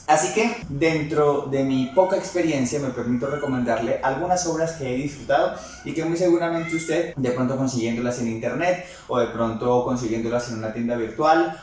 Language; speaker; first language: Spanish; native; Spanish